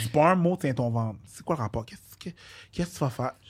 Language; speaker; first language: French; native; French